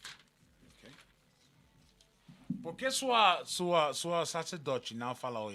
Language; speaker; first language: Portuguese; non-native, learner; Spanish